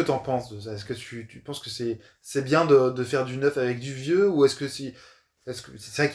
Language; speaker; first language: French; native; French